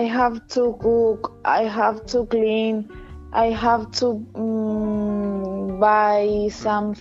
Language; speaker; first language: English; non-native, learner; Spanish